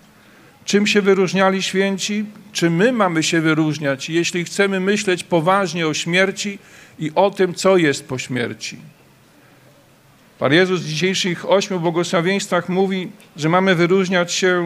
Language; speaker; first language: Polish; native; Polish